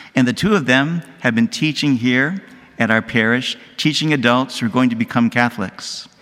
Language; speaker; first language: English; native; English